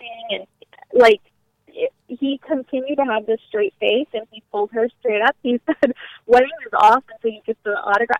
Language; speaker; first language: English; native; English